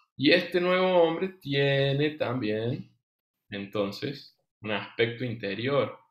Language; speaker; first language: Spanish; native; Spanish